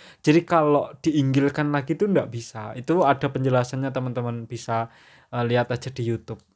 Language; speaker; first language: Indonesian; non-native, local second language; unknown